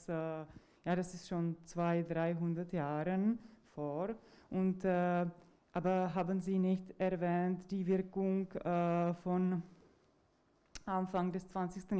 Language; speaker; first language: German; non-native, fluent; Czech